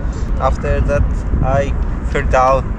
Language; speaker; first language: English; non-native, learner; Japanese